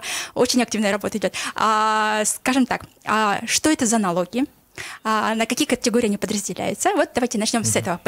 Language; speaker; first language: Russian; non-native, local second language; Kyrgyz